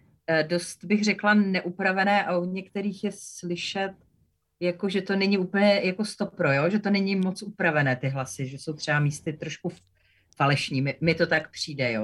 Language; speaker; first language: Czech; native; Czech